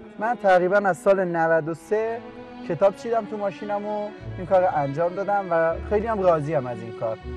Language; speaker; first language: Persian; non-native, local second language; Azerbaijani